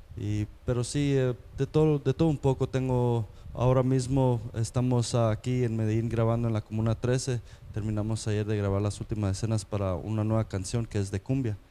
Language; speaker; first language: Spanish; native; Spanish